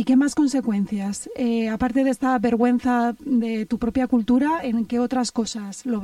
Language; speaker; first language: Spanish; native; Spanish